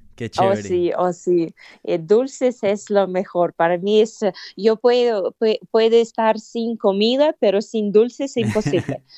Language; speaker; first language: Spanish; non-native, fluent; Russian